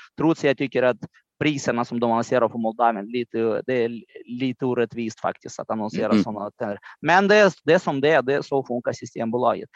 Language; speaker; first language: Swedish; non-native, fluent; Romanian